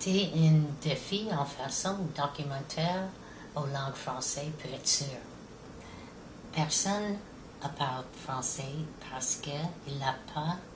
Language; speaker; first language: French; non-native, local second language; English